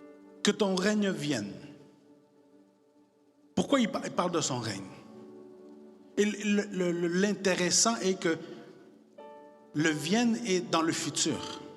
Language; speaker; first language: French; non-native, fluent; Spanish